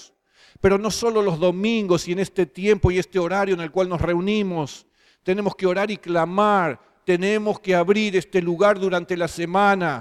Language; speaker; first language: Spanish; native; Spanish